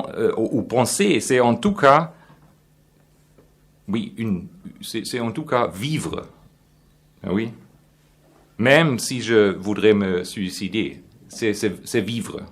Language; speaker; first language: French; non-native, fluent; German